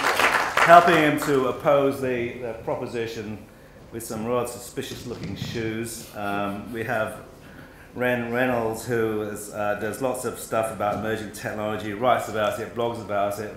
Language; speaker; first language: English; native; English